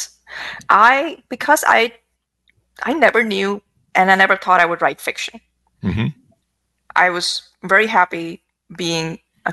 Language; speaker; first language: English; non-native, local second language; Urdu